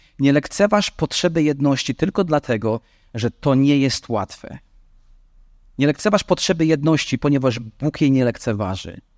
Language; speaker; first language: Polish; non-native, fluent; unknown